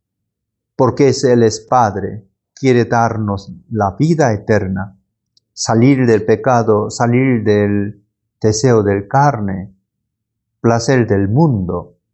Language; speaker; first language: Spanish; non-native, learner; Korean